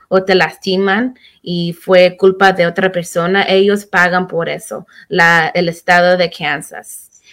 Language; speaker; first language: Spanish; early bilingual, heritage; Spanish